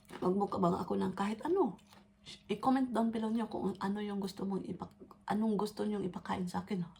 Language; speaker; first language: Filipino; non-native, local second language; Cebuano